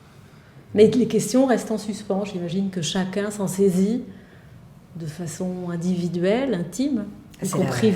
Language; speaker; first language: French; native; French